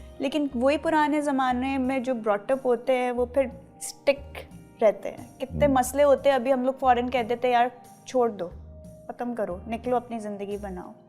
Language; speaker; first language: Urdu; native; Urdu